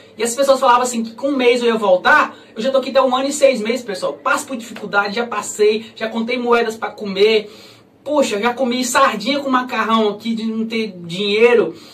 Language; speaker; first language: Portuguese; native; Portuguese